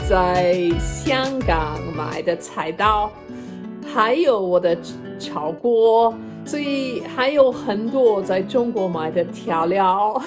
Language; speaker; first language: Chinese; non-native, fluent; English